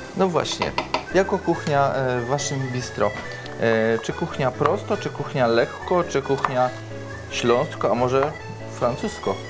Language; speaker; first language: Polish; native; Polish